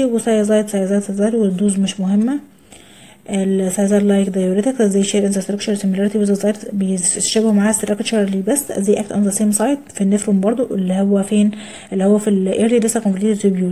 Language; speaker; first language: Arabic; native; Arabic